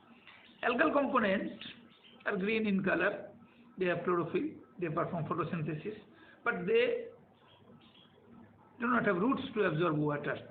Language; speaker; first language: English; non-native, local second language; Bangla